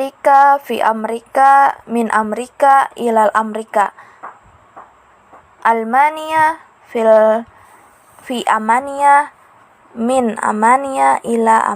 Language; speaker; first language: Arabic; non-native, learner; Indonesian